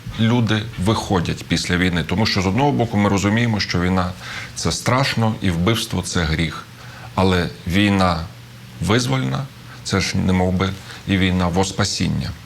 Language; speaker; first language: Ukrainian; native; Ukrainian